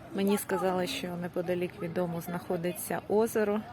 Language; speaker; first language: Ukrainian; native; Ukrainian